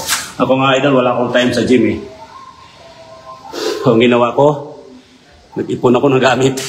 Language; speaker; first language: Filipino; native; Filipino